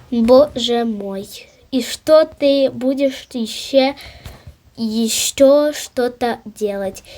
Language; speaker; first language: Russian; non-native, local second language; Ukrainian